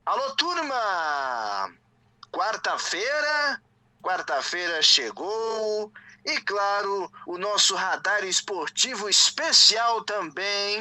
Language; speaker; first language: Portuguese; native; Portuguese